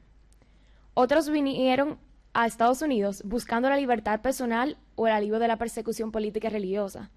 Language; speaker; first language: Spanish; early bilingual, heritage; Spanish